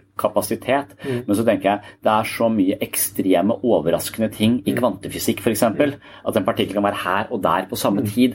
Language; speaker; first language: Norwegian; native; Norwegian